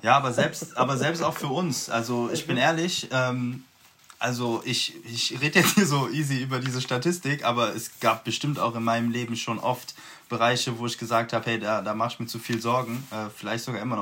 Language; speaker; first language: German; native; German